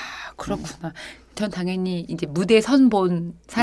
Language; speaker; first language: Korean; native; Korean